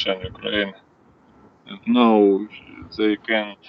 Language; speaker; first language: English; non-native, learner; Ukrainian